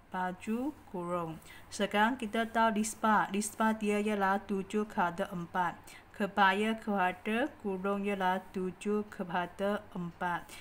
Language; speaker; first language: Malay; non-native, local second language; Chinese